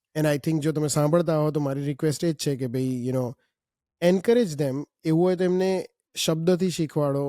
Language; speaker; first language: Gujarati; early bilingual, heritage; Gujarati